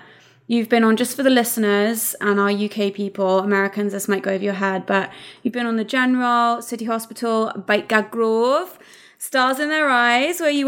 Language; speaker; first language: English; native; English